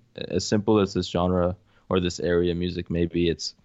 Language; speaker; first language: English; early bilingual, other home language; Arabic